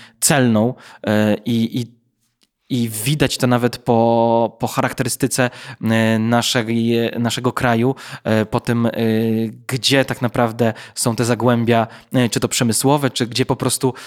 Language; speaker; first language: Polish; native; Polish